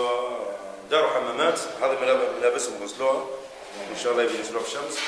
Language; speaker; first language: Arabic; native; Arabic